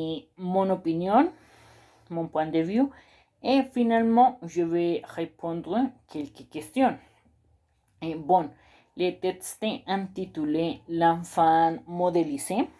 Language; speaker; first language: French; non-native, learner; Spanish